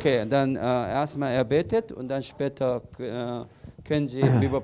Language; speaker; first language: German; non-native, learner; Korean